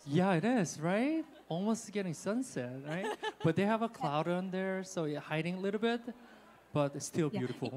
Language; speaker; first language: English; non-native, fluent; Korean